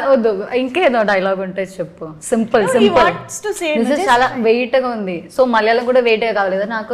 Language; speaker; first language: Telugu; non-native, learner; Malayalam